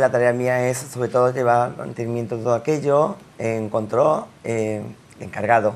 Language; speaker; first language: Spanish; native; Spanish